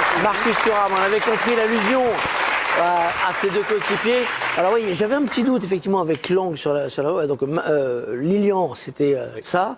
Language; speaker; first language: French; native; French